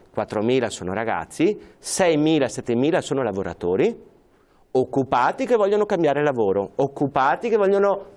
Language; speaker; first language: Italian; native; Italian